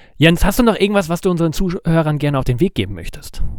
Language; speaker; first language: German; native; German